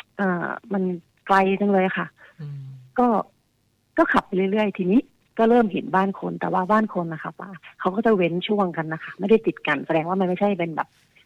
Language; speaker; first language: Thai; native; Thai